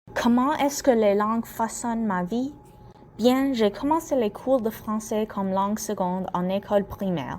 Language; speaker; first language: French; non-native, local second language; English